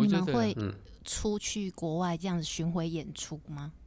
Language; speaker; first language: Chinese; native; Chinese